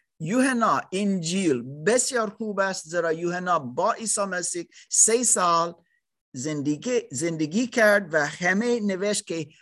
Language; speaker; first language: Persian; non-native, learner; German